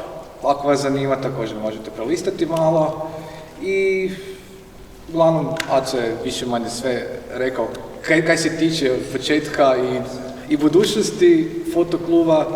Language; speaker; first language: Croatian; native; Croatian